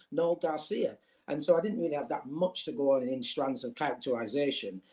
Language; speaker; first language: English; native; English